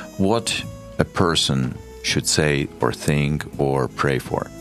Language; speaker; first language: English; non-native, fluent; Ukrainian